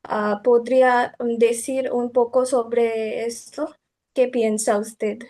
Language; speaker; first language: Spanish; non-native, fluent; Bangla